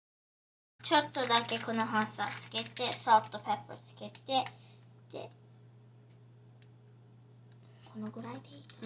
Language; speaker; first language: Japanese; early bilingual, heritage; Japanese